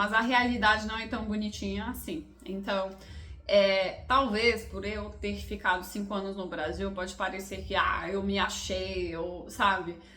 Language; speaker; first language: Portuguese; non-native, fluent; English